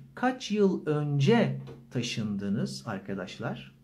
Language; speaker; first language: Turkish; native; Turkish